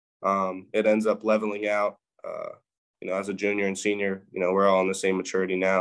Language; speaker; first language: English; native; English